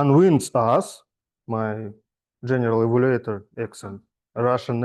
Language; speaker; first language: English; non-native, fluent; Russian